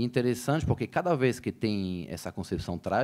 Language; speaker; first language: Portuguese; native; Portuguese